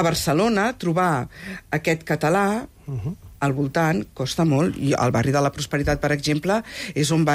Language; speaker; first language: Catalan; native; Catalan